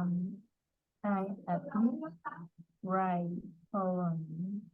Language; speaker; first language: English; non-native, learner; Vietnamese